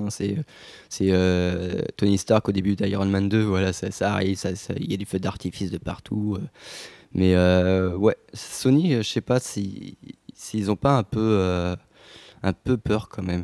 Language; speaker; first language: French; native; French